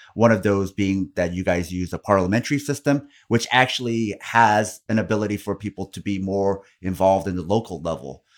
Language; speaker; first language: English; non-native, fluent; Korean